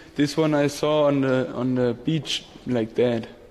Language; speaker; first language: English; non-native, fluent; German